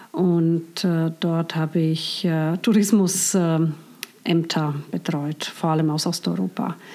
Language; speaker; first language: German; non-native, fluent; Slovak